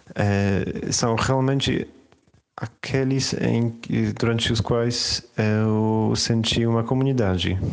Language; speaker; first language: Portuguese; non-native, fluent; Polish